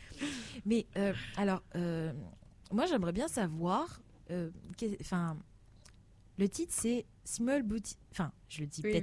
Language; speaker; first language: French; native; French